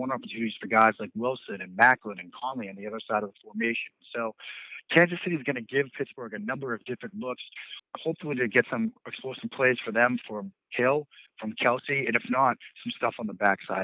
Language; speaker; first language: English; native; English